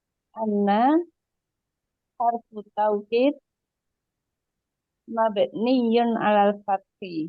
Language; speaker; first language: Arabic; non-native, learner; Indonesian